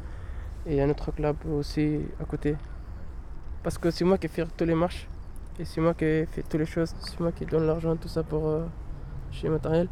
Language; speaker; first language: French; non-native, learner; Pashto